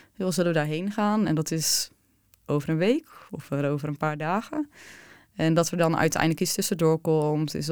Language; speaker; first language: Dutch; native; Dutch